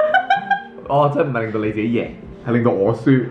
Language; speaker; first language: Chinese; native; Chinese